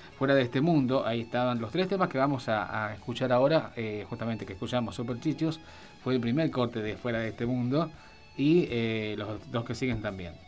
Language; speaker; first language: Spanish; native; Spanish